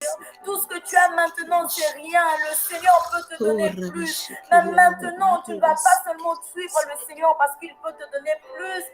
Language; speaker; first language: French; non-native, local second language; Lingala